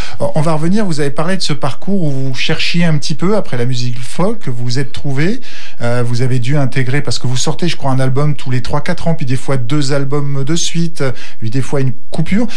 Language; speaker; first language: French; native; French